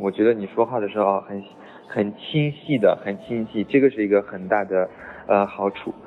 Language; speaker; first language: Chinese; non-native, fluent; French